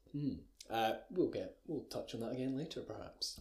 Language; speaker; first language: English; native; English